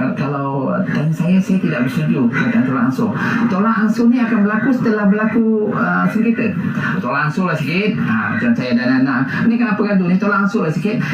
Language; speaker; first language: Malay; native; Malay